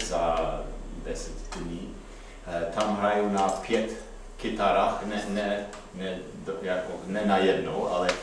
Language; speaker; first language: Czech; non-native, fluent; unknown